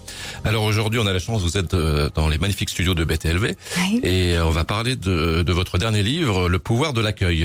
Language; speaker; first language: French; native; French